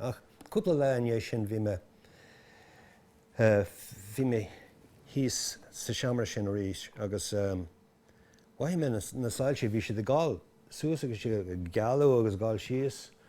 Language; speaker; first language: Irish; non-native, local second language; English